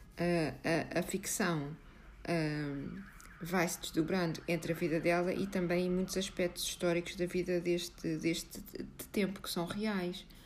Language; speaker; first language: Portuguese; native; Portuguese